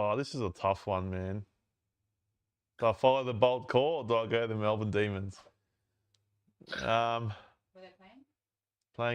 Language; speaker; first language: English; native; English